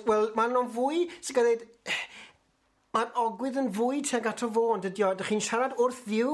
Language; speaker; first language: Welsh; native; Welsh